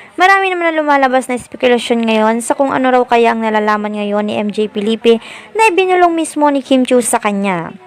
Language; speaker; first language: Filipino; native; Filipino